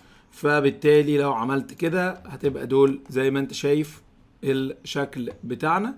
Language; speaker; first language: Arabic; native; Arabic